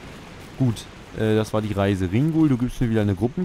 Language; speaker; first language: German; native; German